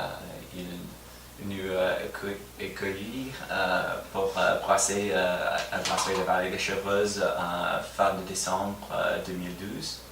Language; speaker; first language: French; non-native, fluent; English